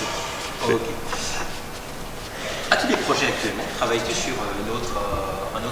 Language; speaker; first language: French; native; French